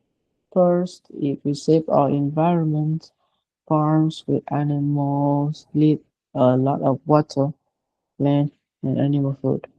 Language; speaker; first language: English; non-native, learner; Vietnamese